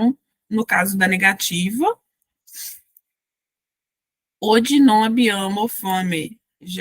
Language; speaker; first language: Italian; non-native, fluent; Portuguese